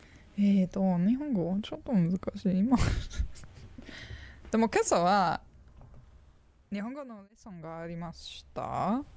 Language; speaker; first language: Japanese; non-native, learner; English